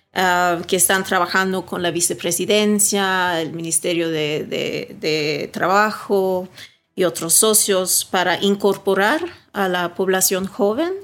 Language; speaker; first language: Spanish; early bilingual, heritage; Swedish